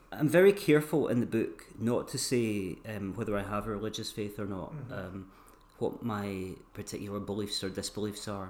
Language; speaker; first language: English; native; English